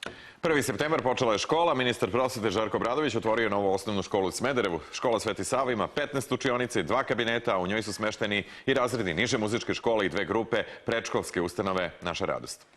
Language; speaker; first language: Serbian; native; Serbian